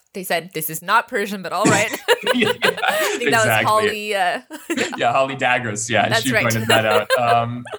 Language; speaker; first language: English; early bilingual, other home language; Persian